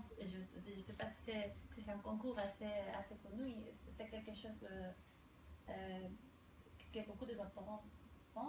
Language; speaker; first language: French; non-native, fluent; Spanish